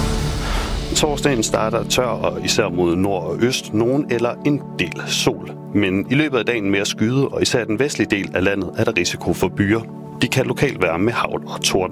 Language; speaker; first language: Danish; native; Danish